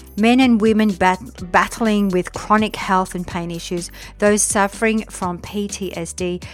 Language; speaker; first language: English; early bilingual, other home language; French